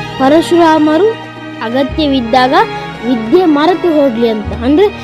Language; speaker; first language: Kannada; non-native, local second language; Tulu